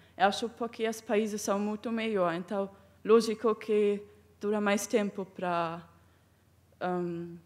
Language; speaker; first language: Portuguese; non-native, fluent; German